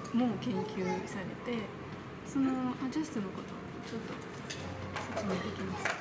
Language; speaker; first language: Japanese; non-native, fluent; French